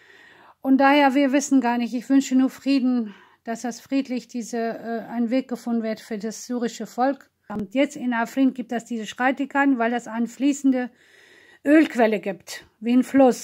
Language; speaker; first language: German; non-native, fluent; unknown